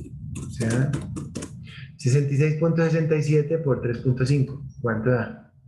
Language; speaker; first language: Spanish; native; Spanish